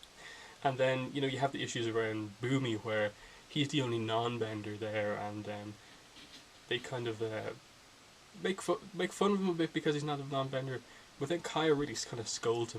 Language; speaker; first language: English; native; English